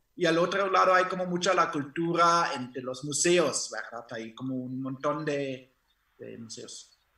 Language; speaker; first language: Spanish; non-native, fluent; German